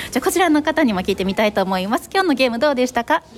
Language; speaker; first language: Japanese; native; Japanese